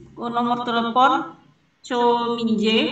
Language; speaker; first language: Korean; non-native, learner; Indonesian